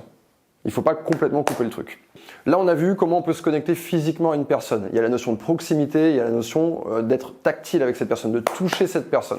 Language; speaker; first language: French; native; French